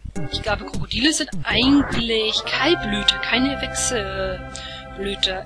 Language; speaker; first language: German; native; German